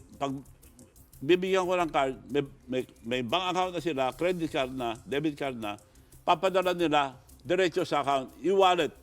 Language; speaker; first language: Filipino; non-native, local second language; Iloko